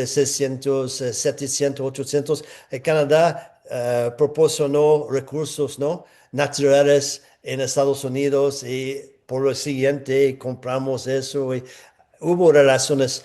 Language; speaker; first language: Spanish; non-native, fluent; English